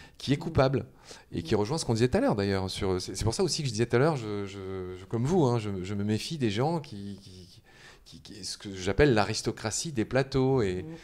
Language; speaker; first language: French; native; French